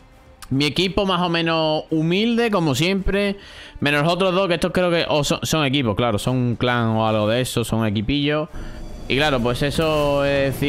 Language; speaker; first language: Spanish; native; Spanish